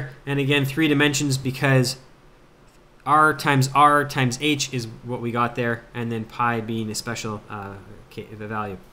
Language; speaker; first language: English; native; English